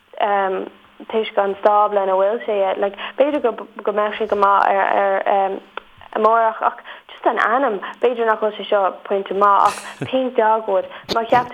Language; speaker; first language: Irish; non-native, local second language; English